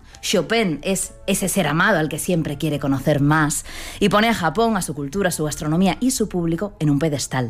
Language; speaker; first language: Spanish; native; Spanish